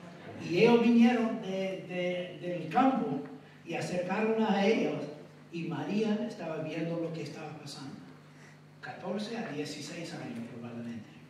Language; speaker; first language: Spanish; non-native, fluent; English